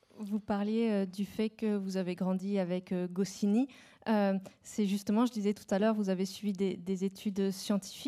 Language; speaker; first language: French; native; French